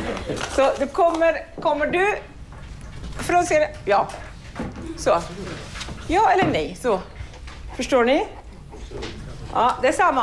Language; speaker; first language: Swedish; non-native, fluent; Arabic